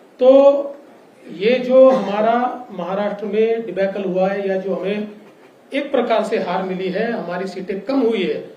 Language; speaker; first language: Hindi; native; Hindi